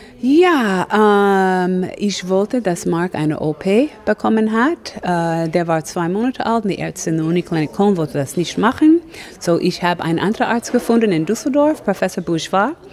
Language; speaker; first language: German; non-native, fluent; English